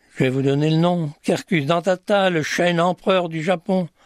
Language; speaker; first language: French; native; French